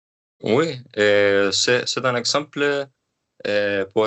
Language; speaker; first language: French; non-native, learner; Spanish